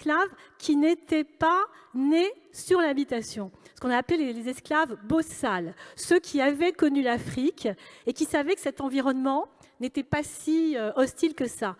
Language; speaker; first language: French; native; French